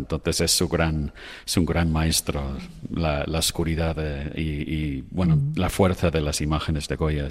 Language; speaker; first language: Spanish; non-native, fluent; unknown